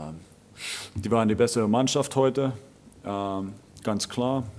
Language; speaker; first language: German; non-native, fluent; Finnish